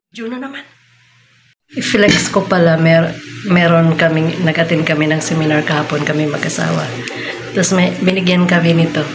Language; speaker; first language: Filipino; non-native, local second language; Cebuano